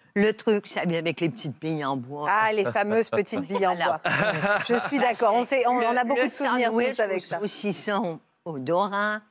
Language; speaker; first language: French; native; French